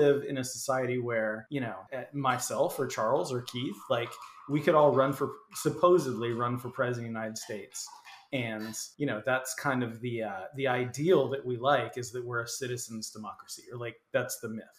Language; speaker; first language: English; native; English